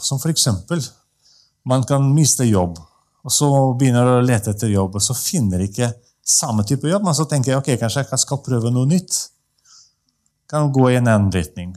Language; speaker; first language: Norwegian; non-native, fluent; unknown